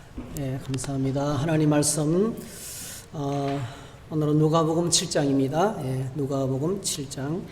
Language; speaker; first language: Korean; native; Korean